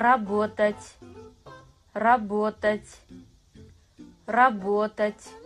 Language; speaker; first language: Russian; non-native, fluent; Kazakh